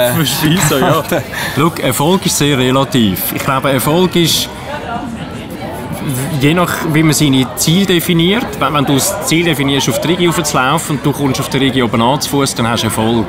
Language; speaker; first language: German; native; German